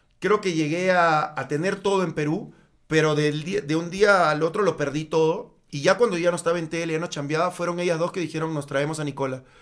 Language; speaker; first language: Spanish; native; Spanish